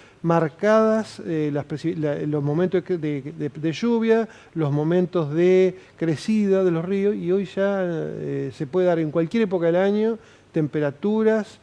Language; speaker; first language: Spanish; native; Spanish